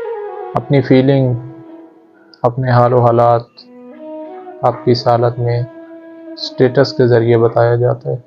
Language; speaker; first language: Urdu; native; Urdu